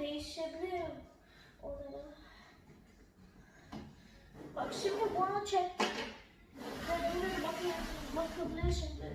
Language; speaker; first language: Turkish; early bilingual, heritage; Turkish